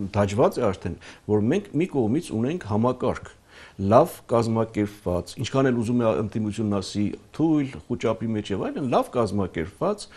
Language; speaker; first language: Armenian; native; Armenian